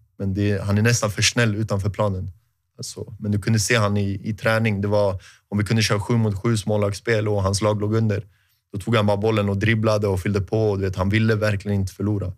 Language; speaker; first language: Swedish; native; Swedish